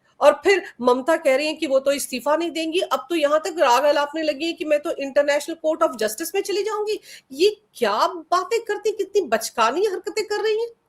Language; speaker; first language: Hindi; native; Hindi